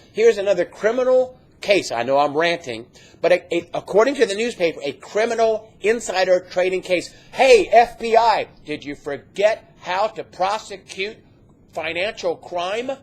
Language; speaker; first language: English; native; English